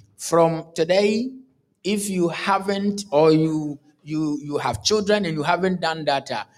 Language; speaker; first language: English; non-native, local second language; Akan